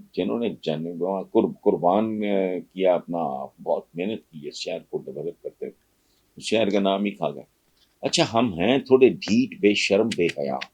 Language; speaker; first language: Urdu; non-native, local second language; Punjabi